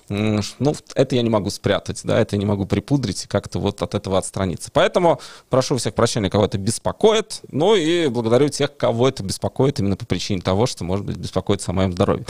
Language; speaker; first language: Russian; native; Russian